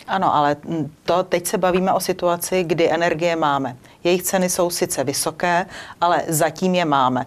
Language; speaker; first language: Czech; native; Czech